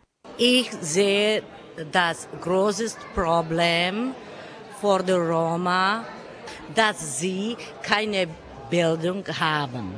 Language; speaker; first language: German; non-native, fluent; Czech